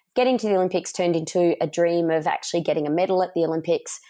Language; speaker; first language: English; native; English